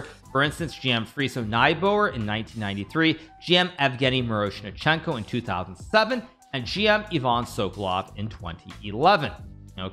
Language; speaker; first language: English; native; English